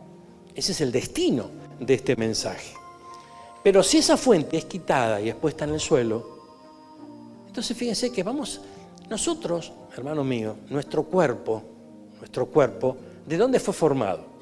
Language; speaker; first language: Spanish; native; Spanish